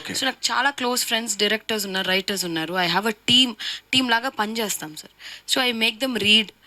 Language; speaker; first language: Telugu; native; Telugu